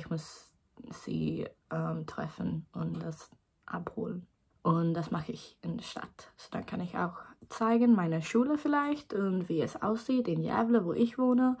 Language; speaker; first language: German; non-native, learner; Swedish